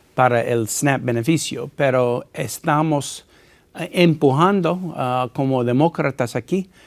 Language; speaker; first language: Spanish; non-native, fluent; English